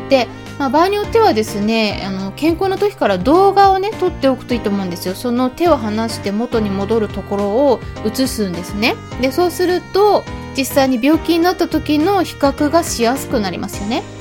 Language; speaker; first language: Japanese; native; Japanese